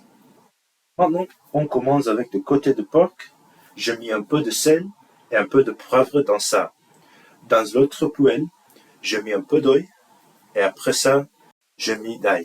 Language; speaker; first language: French; non-native, learner; English